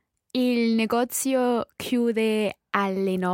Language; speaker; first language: Italian; non-native, learner; English